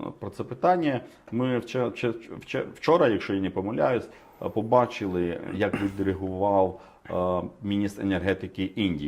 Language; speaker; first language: Ukrainian; non-native, fluent; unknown